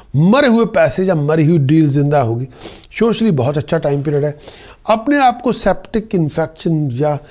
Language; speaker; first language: Hindi; native; Hindi